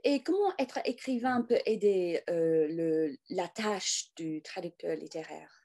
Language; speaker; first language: French; non-native, fluent; English